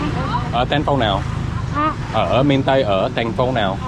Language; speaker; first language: Vietnamese; non-native, learner; English